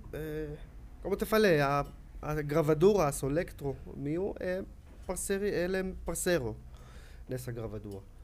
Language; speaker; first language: Portuguese; non-native, learner; Hebrew